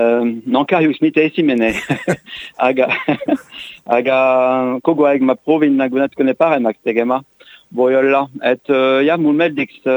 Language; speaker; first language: Estonian; non-native, learner; French